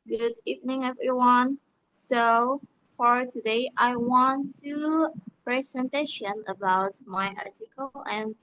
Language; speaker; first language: English; non-native, learner; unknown